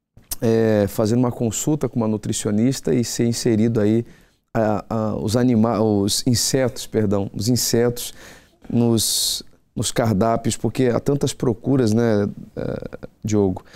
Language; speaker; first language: Portuguese; native; Portuguese